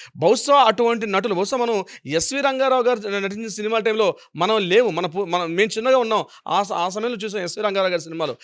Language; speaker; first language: Telugu; native; Telugu